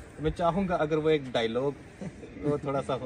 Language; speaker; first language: Hindi; native; Hindi